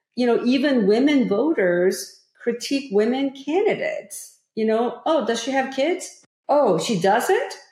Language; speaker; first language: English; early bilingual, other home language; Korean